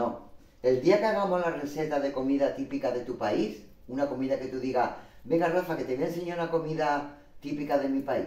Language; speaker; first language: Spanish; native; Spanish